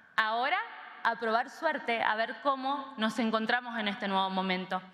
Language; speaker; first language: Spanish; native; Spanish